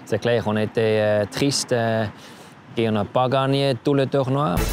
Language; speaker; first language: French; non-native, learner; German